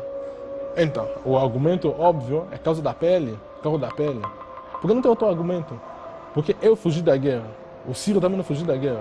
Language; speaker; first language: Portuguese; non-native, fluent; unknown